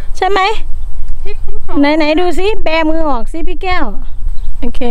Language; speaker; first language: Thai; non-native, local second language; Northeastern Thai